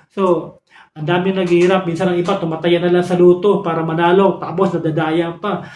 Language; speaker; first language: Filipino; non-native, local second language; Cebuano